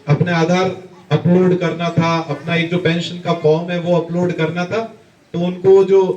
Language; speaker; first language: Hindi; native; Hindi